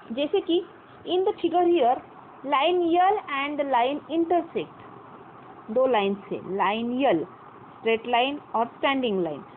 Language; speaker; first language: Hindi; non-native, local second language; Marathi